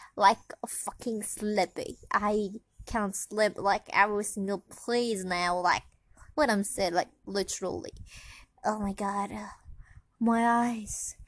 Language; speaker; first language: English; non-native, learner; Indonesian